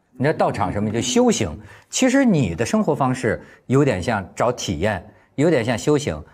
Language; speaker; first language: Chinese; native; Chinese